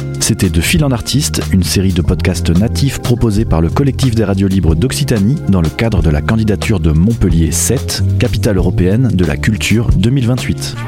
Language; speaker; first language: French; native; French